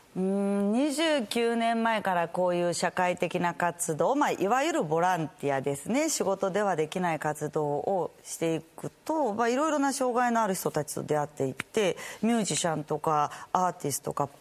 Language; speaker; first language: Japanese; native; Japanese